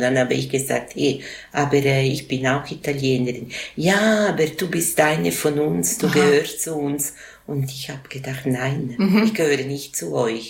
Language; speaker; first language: German; non-native, local second language; Italian